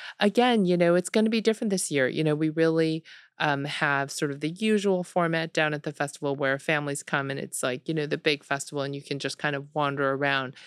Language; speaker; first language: English; early bilingual, other home language; Korean